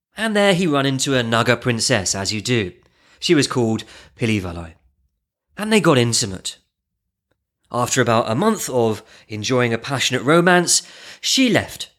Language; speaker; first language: English; native; English